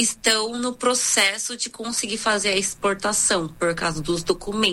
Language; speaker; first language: Portuguese; early bilingual, other home language; Korean